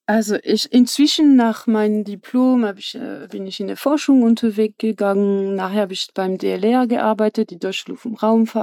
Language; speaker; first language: German; non-native, fluent; French